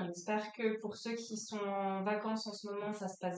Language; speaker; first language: French; native; French